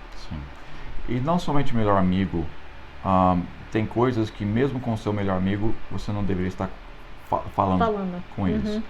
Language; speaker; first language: Portuguese; non-native, fluent; English